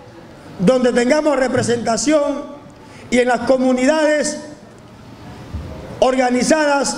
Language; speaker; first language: Spanish; native; Spanish